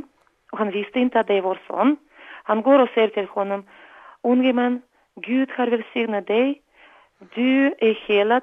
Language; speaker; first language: Swedish; non-native, learner; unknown